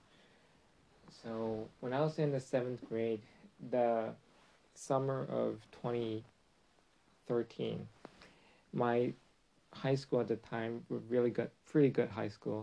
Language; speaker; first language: English; non-native, fluent; Chinese